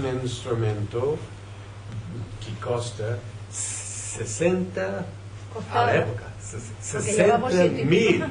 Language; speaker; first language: Spanish; non-native, fluent; French